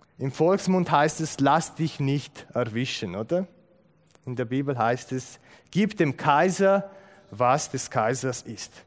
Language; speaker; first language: German; non-native, fluent; Romanian